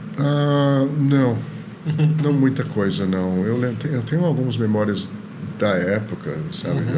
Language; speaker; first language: Portuguese; non-native, fluent; Chinese